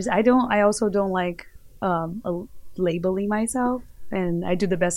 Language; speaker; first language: English; non-native, fluent; Portuguese